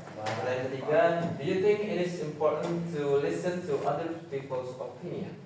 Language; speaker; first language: English; non-native, fluent; Indonesian